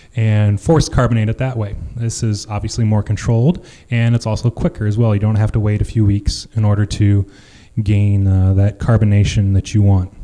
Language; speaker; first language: English; native; English